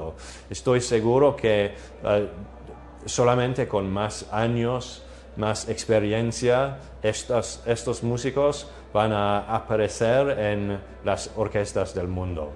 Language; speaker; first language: Spanish; non-native, learner; English